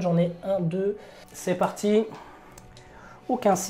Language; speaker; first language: French; native; French